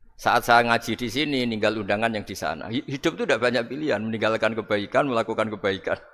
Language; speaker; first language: Indonesian; non-native, local second language; Javanese